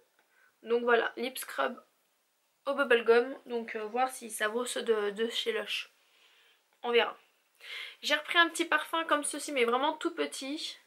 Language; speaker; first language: French; native; French